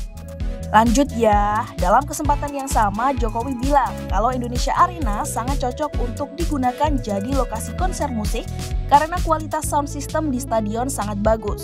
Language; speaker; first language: Indonesian; native; Indonesian